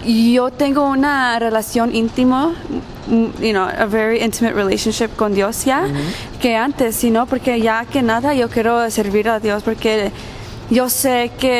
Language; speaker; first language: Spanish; early bilingual, heritage; Spanish